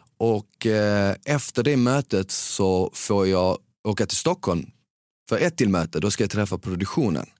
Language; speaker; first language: Swedish; early bilingual, other home language; Bosnian